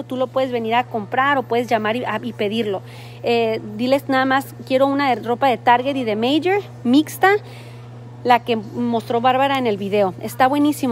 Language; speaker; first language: Spanish; native; Spanish